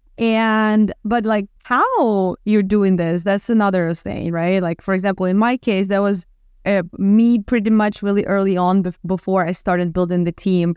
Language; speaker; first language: English; non-native, fluent; Russian